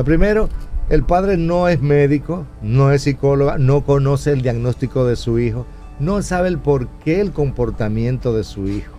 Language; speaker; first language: Spanish; native; Spanish